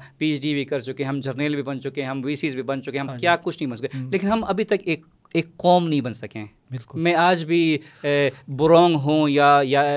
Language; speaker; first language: Urdu; non-native, local second language; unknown